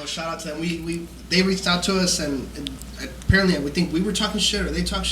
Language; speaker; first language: English; early bilingual, other home language; Spanish